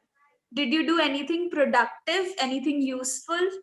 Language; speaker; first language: English; non-native, local second language; Hindi